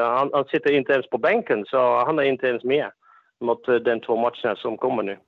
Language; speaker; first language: Swedish; non-native, fluent; Dutch